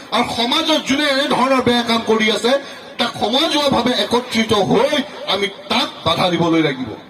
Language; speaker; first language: Assamese; non-native, local second language; Bangla